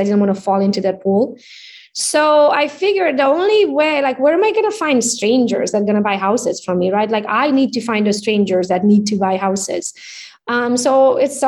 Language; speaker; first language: English; non-native, fluent; Hungarian